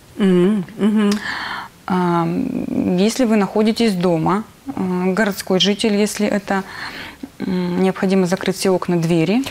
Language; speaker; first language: Russian; native; Russian